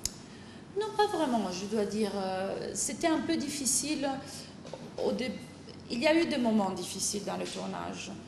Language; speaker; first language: French; non-native, fluent; Italian